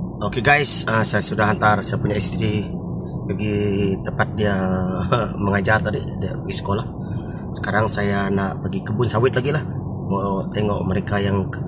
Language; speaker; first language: Malay; non-native, local second language; Iban